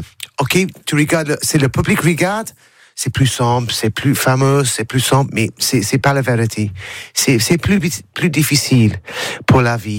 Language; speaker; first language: French; non-native, learner; English